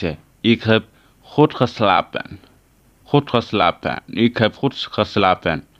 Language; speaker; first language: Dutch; non-native, learner; Tigrinya